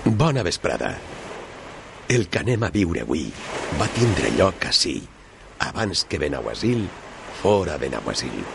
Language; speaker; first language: Catalan; non-native, local second language; Spanish